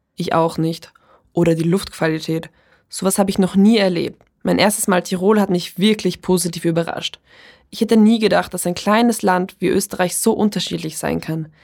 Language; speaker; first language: German; early bilingual, other home language; Polish